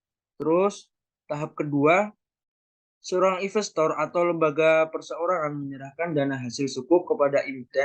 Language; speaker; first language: Indonesian; native; Indonesian